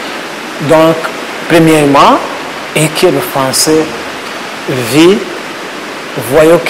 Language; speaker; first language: French; non-native, learner; Kinyarwanda